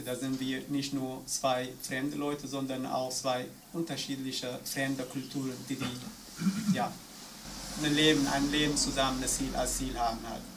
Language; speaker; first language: German; non-native, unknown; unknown